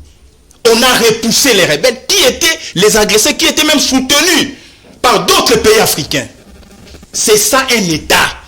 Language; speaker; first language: French; non-native, local second language; Lingala